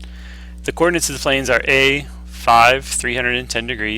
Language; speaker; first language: English; native; English